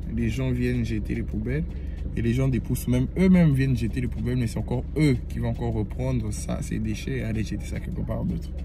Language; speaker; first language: French; non-native, local second language; Swahili